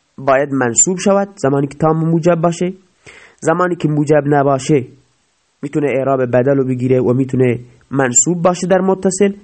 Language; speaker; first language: Persian; non-native, local second language; Baluchi